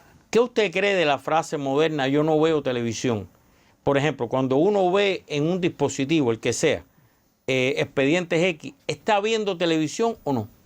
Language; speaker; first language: Spanish; native; Spanish